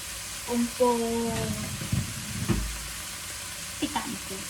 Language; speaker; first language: Italian; non-native, learner; Filipino